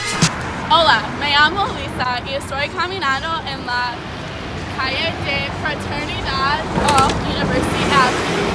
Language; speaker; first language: Spanish; non-native, learner; English